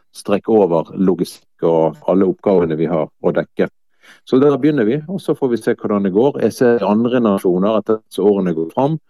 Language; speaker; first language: Norwegian; native; Norwegian